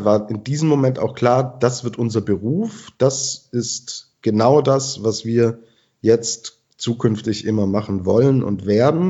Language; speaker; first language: German; native; German